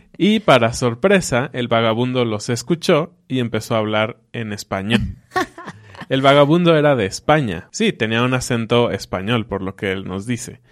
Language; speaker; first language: Spanish; native; Spanish